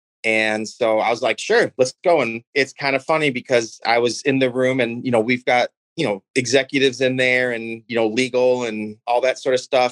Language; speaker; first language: English; native; English